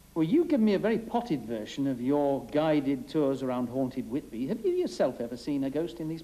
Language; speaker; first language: English; native; English